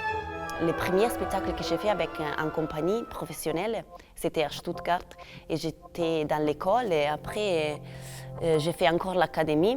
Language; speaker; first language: French; non-native, fluent; Italian